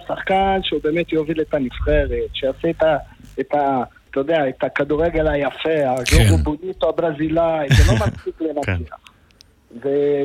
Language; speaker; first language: Hebrew; non-native, fluent; Portuguese